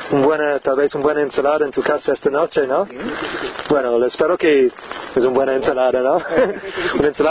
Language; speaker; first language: Spanish; non-native, learner; English